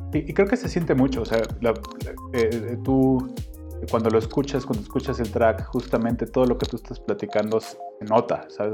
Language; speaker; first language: Spanish; native; Spanish